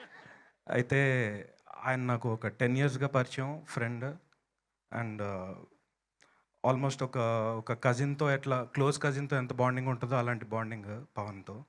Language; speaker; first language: Telugu; native; Telugu